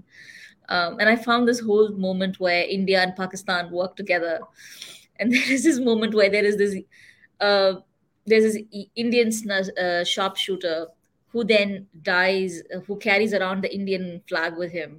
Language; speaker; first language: English; non-native, local second language; Tamil